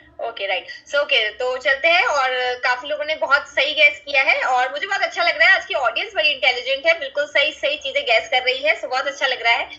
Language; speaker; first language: Hindi; native; Hindi